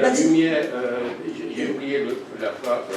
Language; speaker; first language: French; non-native, fluent; Japanese